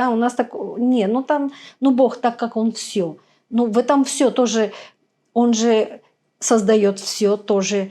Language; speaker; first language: Russian; native; Russian